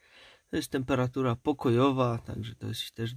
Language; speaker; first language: Polish; native; Polish